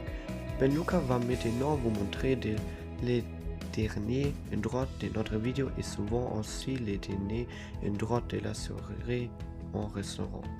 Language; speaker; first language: French; non-native, learner; German